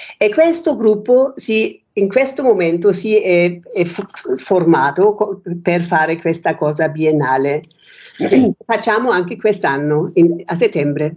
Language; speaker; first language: Italian; non-native, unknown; German